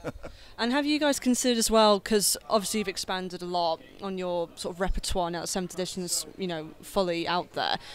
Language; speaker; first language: English; native; English